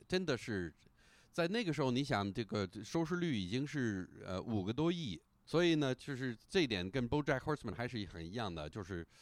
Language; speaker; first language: Chinese; non-native, fluent; English